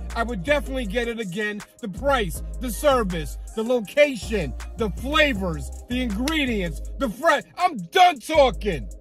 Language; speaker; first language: English; native; English